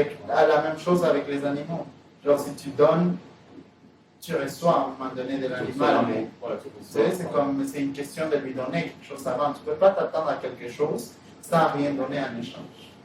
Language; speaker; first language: French; native; French